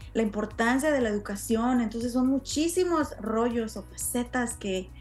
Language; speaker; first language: Spanish; native; Spanish